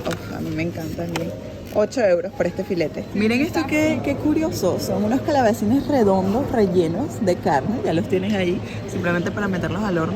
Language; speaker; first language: Spanish; native; Spanish